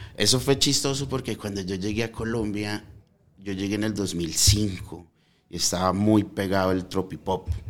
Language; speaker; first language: Spanish; early bilingual, heritage; Spanish